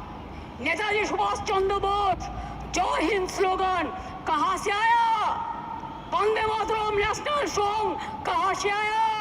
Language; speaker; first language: Hindi; non-native, local second language; Bangla